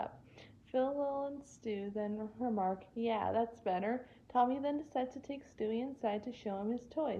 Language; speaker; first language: English; native; English